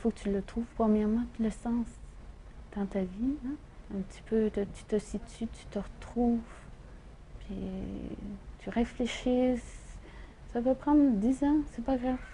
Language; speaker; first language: French; native; French